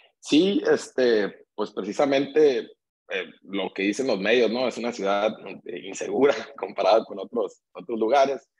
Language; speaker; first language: Spanish; native; Spanish